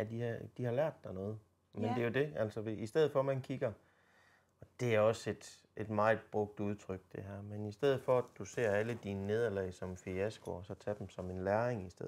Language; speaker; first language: Danish; native; Danish